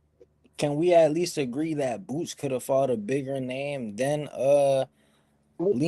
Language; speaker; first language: English; native; English